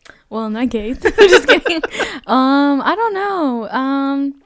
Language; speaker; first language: English; early bilingual, other home language; Spanish